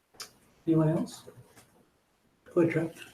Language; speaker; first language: English; native; English